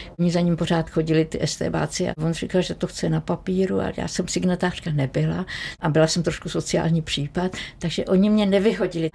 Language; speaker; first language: Czech; native; Czech